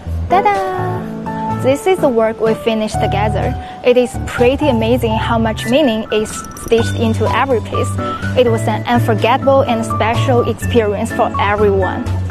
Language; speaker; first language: English; non-native, fluent; Chinese